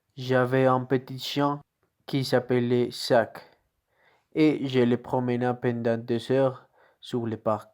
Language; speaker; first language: French; non-native, learner; Spanish